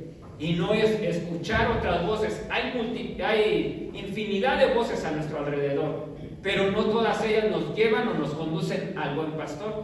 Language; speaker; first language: Spanish; native; Spanish